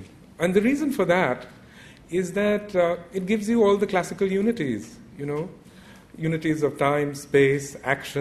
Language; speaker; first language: English; non-native, local second language; Bangla